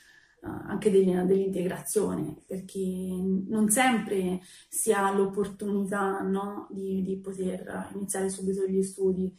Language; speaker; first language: Italian; early bilingual, other home language; Albanian